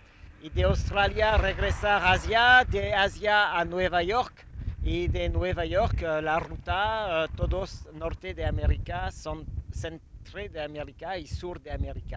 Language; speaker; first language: Spanish; non-native, learner; French